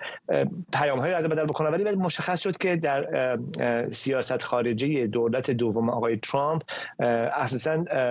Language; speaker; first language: Persian; native; Persian